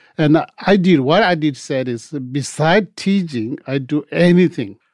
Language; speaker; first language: English; non-native, local second language; Tibetan